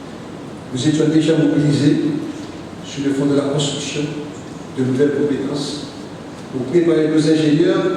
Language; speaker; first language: French; non-native, local second language; Haitian Creole